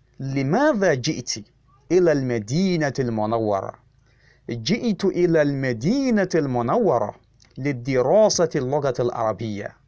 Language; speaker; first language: Arabic; non-native, fluent; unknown